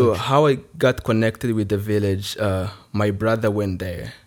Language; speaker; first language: English; non-native, local second language; Kinyarwanda